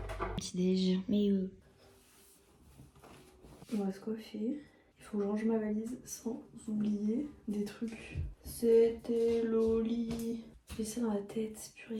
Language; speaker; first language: French; native; French